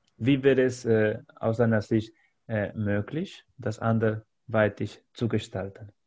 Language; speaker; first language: German; non-native, fluent; Spanish